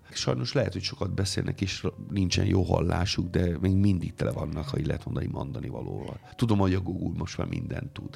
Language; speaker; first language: Hungarian; non-native, fluent; Italian